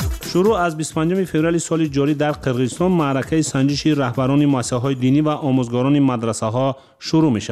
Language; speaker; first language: Tajik; native; Tajik